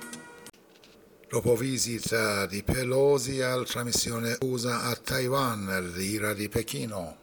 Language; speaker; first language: Italian; non-native, fluent; Persian